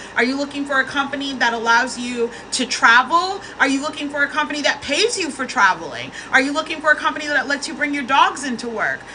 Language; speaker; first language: English; native; English